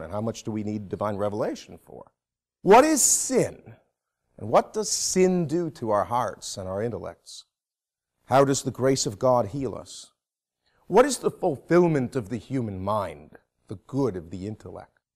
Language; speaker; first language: English; native; English